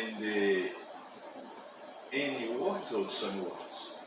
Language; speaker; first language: English; non-native, learner; Portuguese